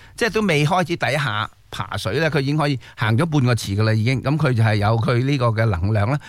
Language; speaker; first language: Cantonese; native; Cantonese